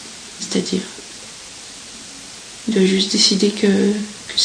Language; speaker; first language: French; native; French